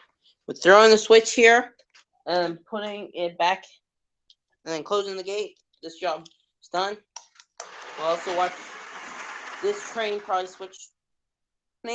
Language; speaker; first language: English; native; English